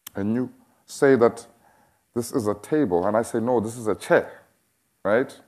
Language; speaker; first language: English; non-native, local second language; Xhosa